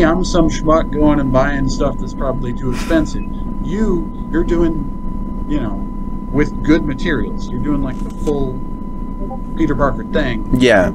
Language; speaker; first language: English; native; English